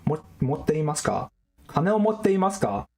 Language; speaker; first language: Japanese; non-native, learner; English